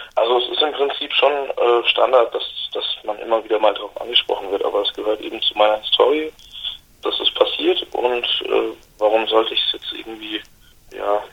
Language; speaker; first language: German; native; German